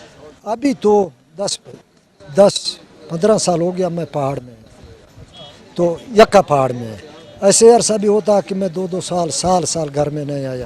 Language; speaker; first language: Hindi; non-native, local second language; Baluchi